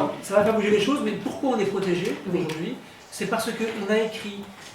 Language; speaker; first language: French; native; French